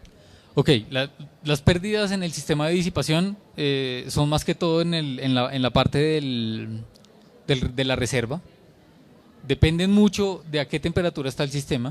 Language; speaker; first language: Spanish; native; Spanish